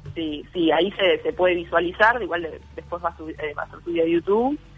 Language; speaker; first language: Spanish; native; Spanish